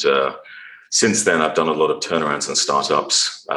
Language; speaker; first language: English; native; English